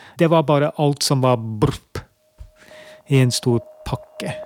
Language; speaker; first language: Norwegian; non-native, fluent; English